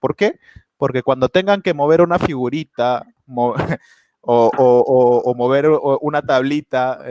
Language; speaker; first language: Spanish; native; Spanish